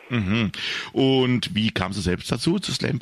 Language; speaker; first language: German; native; German